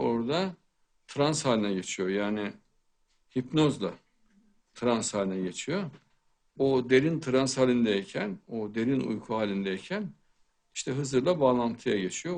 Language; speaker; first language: Turkish; native; Turkish